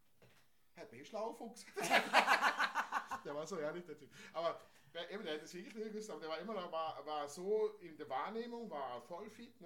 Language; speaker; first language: German; native; German